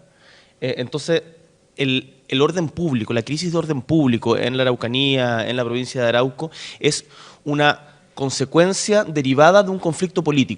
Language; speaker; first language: Spanish; native; Spanish